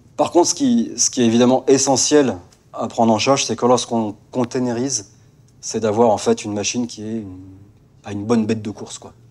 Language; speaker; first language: French; native; French